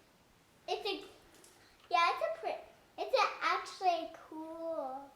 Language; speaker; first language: English; native; English